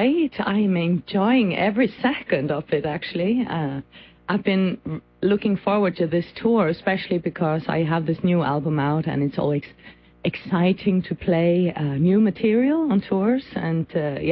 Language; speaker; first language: English; non-native, fluent; Faroese